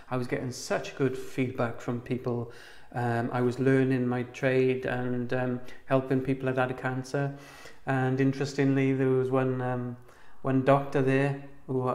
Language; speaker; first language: English; native; English